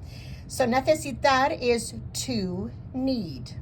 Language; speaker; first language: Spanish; non-native, fluent; English